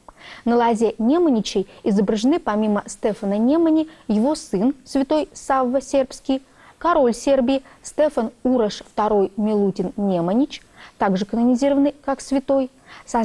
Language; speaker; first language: Russian; native; Russian